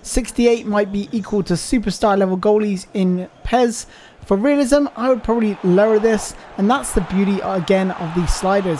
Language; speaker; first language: English; native; English